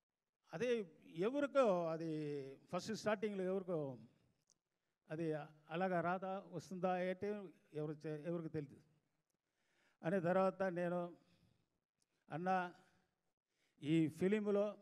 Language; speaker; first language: Telugu; non-native, fluent; Tamil